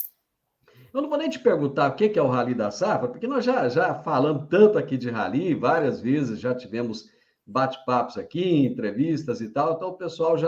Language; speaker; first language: Portuguese; native; Portuguese